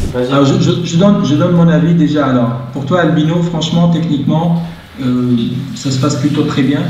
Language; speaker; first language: French; native; French